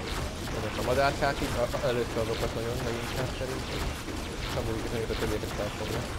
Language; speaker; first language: Hungarian; native; Hungarian